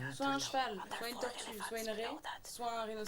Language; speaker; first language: French; native; French